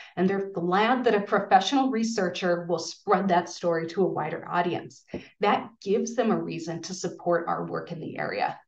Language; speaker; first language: English; native; English